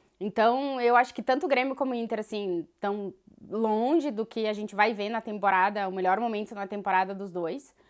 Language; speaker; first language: Portuguese; native; Portuguese